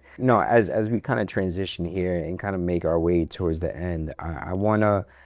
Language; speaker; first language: English; native; English